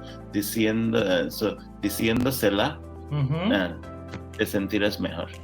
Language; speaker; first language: Spanish; non-native, learner; English